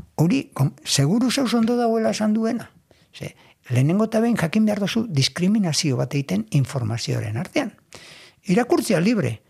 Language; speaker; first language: Basque; native; Basque